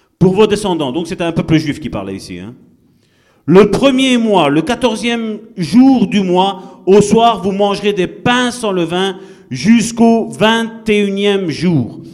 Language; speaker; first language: French; non-native, fluent; Italian